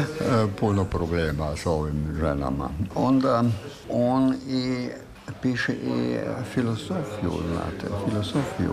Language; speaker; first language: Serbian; non-native, fluent; German